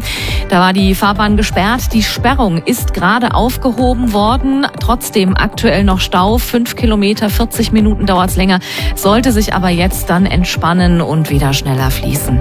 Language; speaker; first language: German; native; German